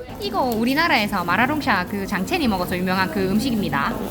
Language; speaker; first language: Korean; native; Korean